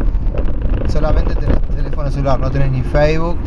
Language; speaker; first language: Spanish; native; Spanish